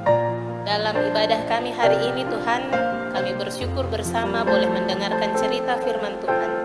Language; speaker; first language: Indonesian; native; Indonesian